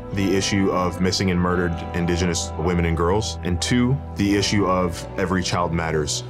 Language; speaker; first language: English; native; English